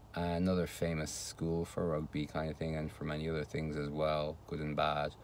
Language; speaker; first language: English; native; English